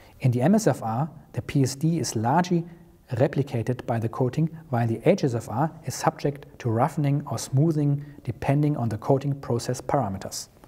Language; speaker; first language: English; non-native, fluent; German